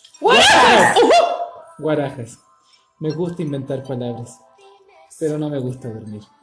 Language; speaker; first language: Spanish; native; Spanish